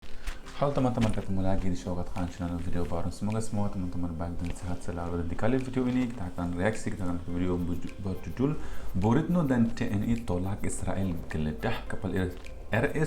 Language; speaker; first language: Indonesian; non-native, fluent; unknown